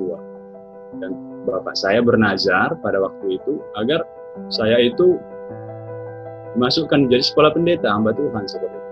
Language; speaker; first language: Indonesian; native; Indonesian